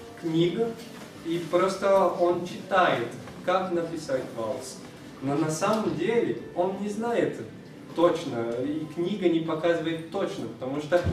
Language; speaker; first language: Russian; non-native, fluent; Portuguese